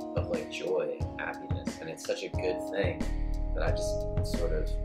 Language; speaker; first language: English; native; English